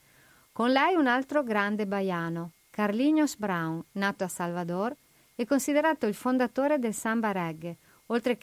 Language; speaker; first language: Italian; native; Italian